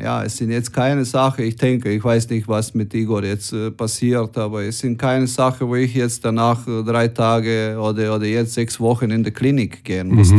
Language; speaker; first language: German; non-native, fluent; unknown